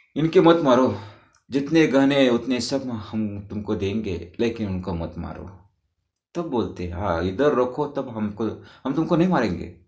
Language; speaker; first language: Hindi; non-native, local second language; Marathi